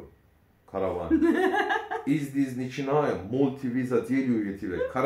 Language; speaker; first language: Russian; non-native, learner; Turkish